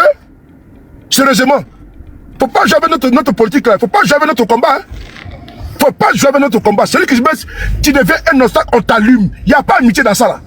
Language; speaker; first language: French; native; French